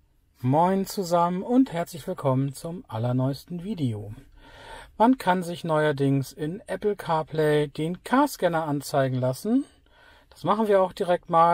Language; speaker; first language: German; native; German